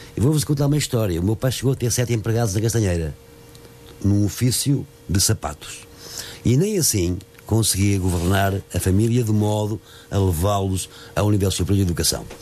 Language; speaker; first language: Portuguese; native; Portuguese